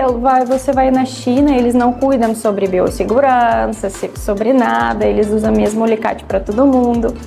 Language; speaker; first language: Portuguese; non-native, fluent; Russian